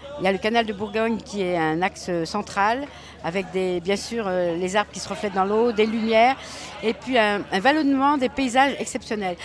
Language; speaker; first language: French; native; French